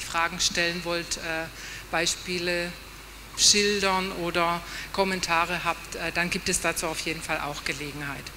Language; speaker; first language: German; native; German